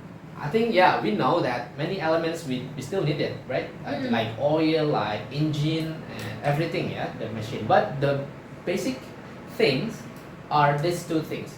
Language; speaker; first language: English; non-native, fluent; Indonesian